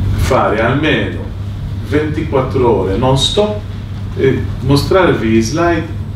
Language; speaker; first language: Italian; non-native, fluent; Maltese